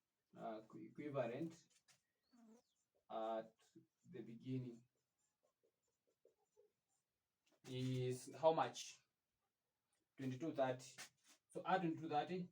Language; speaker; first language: English; non-native, local second language; Swahili